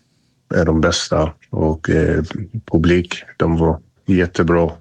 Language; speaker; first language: Swedish; non-native, learner; English